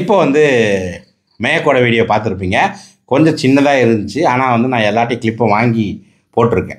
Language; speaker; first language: Tamil; native; Tamil